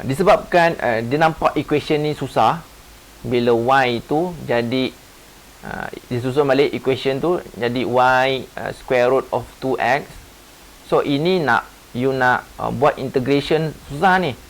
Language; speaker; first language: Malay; native; Malay